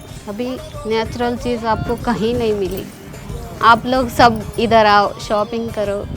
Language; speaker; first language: Hindi; non-native, local second language; Kannada